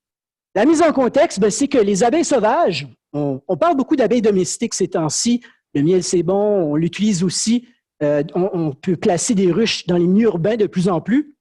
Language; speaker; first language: French; native; French